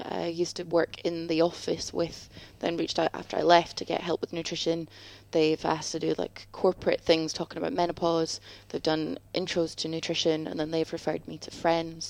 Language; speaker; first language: English; native; English